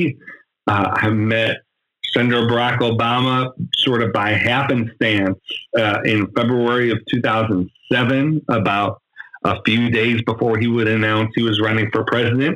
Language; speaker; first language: English; native; English